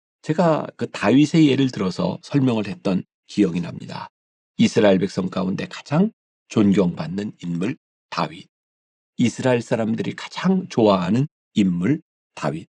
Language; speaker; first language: Korean; native; Korean